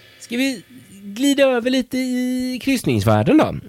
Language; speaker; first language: Swedish; native; Swedish